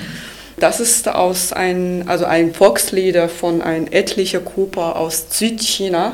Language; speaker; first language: German; non-native, learner; Chinese